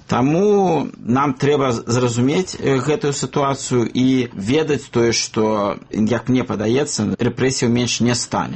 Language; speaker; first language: Belarusian; native; Belarusian